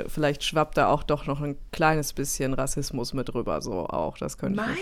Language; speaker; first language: German; native; German